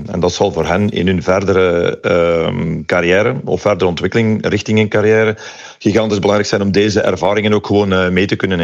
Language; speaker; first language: Dutch; native; Dutch